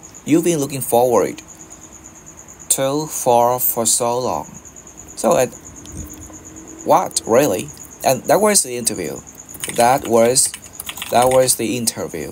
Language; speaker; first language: English; non-native, learner; Vietnamese